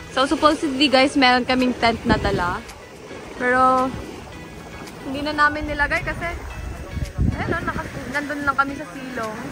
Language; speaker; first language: Filipino; native; Filipino